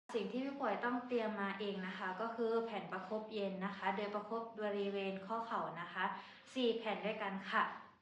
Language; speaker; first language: Thai; native; Thai